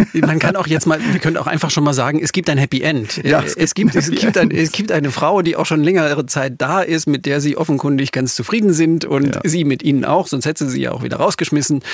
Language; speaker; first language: German; native; German